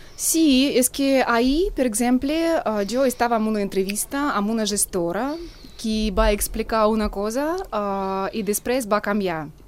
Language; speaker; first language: Catalan; non-native, fluent; Russian